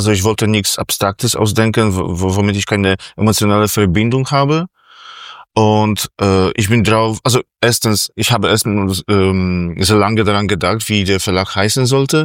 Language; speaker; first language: German; non-native, fluent; Polish